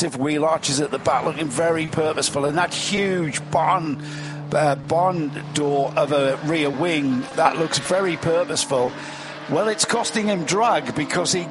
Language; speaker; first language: English; native; English